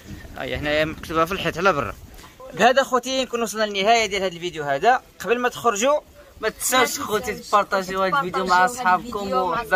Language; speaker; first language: Arabic; native; Arabic